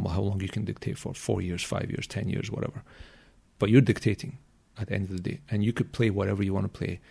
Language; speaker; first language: English; native; English